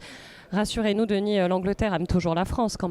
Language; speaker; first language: French; native; French